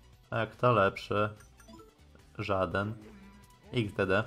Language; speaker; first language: Polish; native; Polish